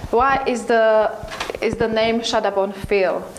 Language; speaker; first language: English; non-native, learner; Slovak